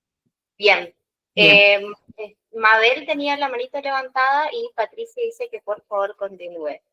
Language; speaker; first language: Spanish; native; Spanish